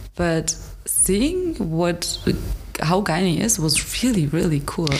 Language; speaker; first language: English; non-native, fluent; German